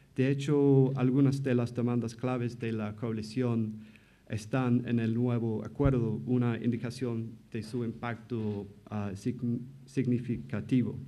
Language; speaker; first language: Spanish; non-native, fluent; English